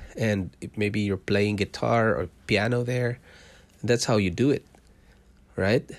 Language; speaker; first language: English; non-native, local second language; Cebuano